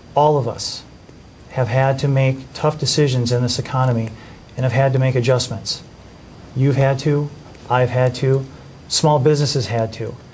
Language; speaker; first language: English; native; English